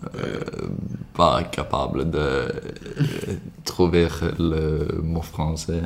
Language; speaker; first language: French; non-native, learner; Swedish